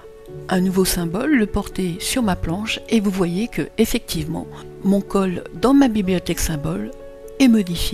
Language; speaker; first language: French; native; French